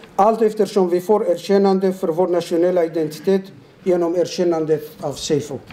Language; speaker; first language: Swedish; non-native, fluent; Turoyo